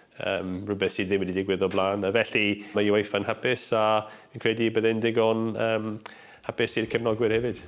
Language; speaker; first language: Welsh; non-native, local second language; English